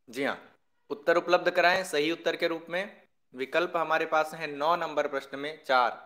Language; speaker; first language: Hindi; native; Hindi